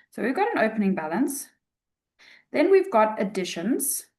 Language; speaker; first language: English; native; English